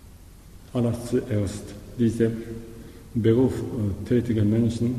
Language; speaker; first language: German; non-native, learner; Japanese